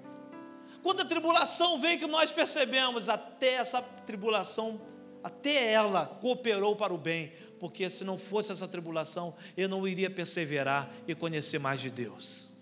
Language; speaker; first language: Portuguese; native; Portuguese